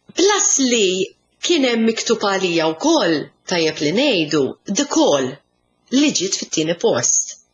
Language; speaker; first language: Maltese; early bilingual, other home language; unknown